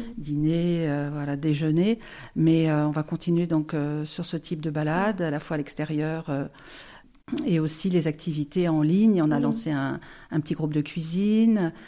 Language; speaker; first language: French; native; French